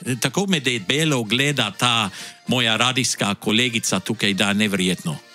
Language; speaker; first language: Slovenian; early bilingual, heritage; Slovenian